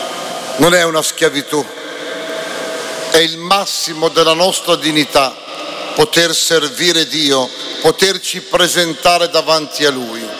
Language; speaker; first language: Italian; native; Italian